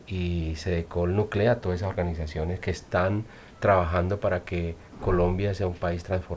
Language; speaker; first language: Spanish; native; Spanish